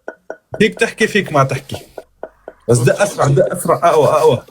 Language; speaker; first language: Arabic; native; Arabic